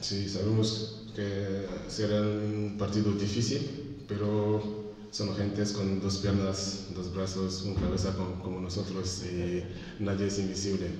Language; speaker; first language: Spanish; non-native, fluent; French